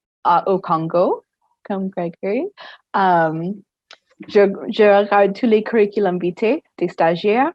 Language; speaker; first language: French; non-native, fluent; English